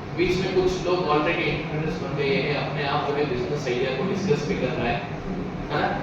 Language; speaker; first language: Hindi; non-native, local second language; Kannada